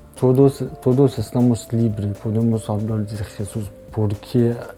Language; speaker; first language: Spanish; non-native, learner; Persian